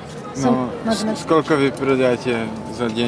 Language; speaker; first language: Russian; non-native, learner; Czech